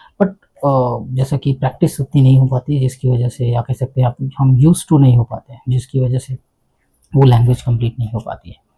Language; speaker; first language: Hindi; native; Hindi